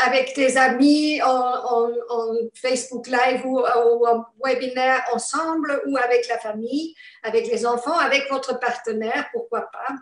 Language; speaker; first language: French; non-native, fluent; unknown